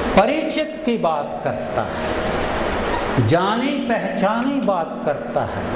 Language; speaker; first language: Hindi; non-native, local second language; Punjabi